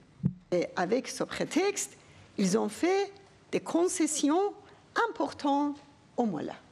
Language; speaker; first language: French; non-native, fluent; Persian